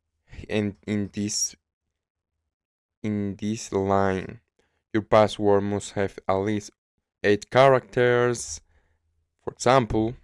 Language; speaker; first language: English; non-native, learner; Spanish